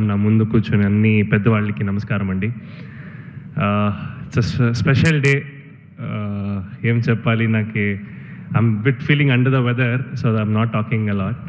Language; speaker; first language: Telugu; non-native, fluent; Kannada